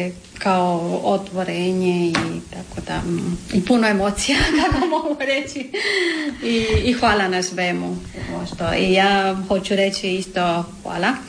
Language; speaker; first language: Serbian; non-native, learner; Spanish